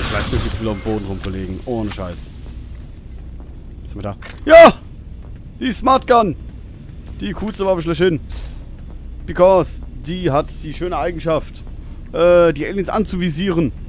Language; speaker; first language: German; native; German